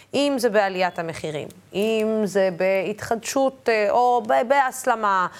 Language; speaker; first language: Hebrew; non-native, local second language; Arabic